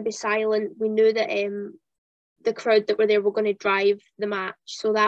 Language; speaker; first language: English; native; English